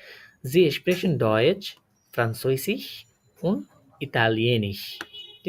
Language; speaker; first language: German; non-native, learner; Bangla